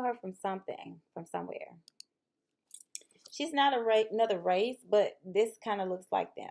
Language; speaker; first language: English; native; English